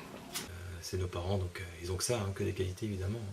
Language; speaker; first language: French; native; French